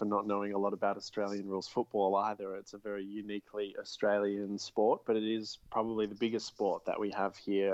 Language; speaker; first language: English; native; English